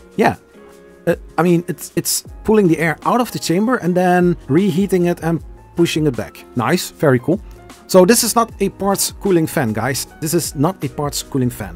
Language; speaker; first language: English; non-native, fluent; Dutch